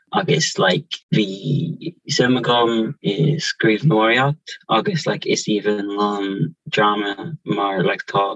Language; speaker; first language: Irish; non-native, local second language; English